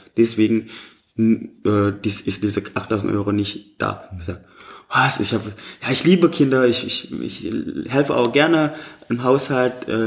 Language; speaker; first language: German; non-native, fluent; Indonesian